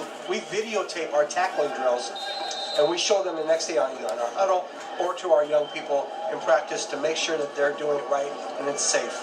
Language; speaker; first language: English; native; English